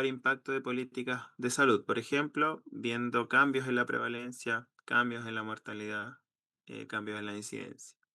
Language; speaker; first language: Spanish; native; Spanish